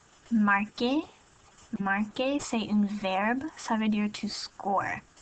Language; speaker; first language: French; non-native, fluent; English